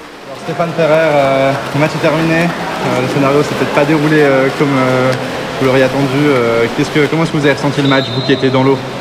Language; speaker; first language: French; native; French